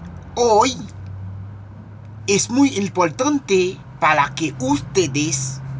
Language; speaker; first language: Spanish; non-native, local second language; Haitian Creole